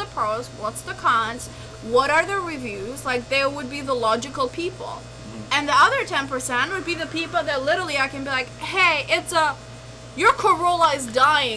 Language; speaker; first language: English; non-native, fluent; Albanian